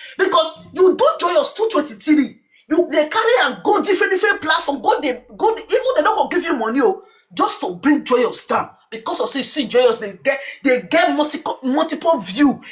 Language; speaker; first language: Nigerian Pidgin; native; Nigerian Pidgin